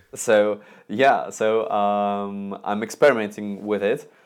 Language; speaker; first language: English; non-native, fluent; Russian